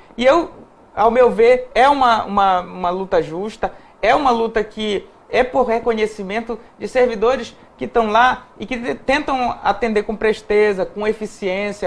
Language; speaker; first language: Portuguese; native; Portuguese